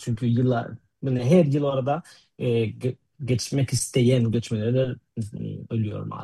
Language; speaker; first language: Turkish; non-native, fluent; Spanish